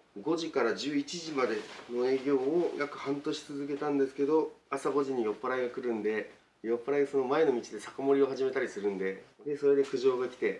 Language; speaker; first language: Japanese; native; Japanese